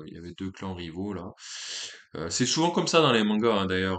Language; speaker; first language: French; native; French